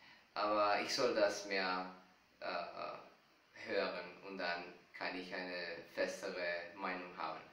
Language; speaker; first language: German; non-native, fluent; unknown